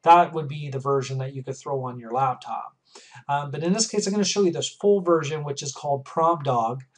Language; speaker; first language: English; native; English